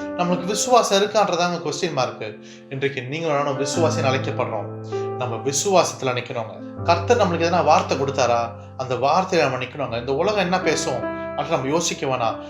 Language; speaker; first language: Tamil; early bilingual, heritage; Tamil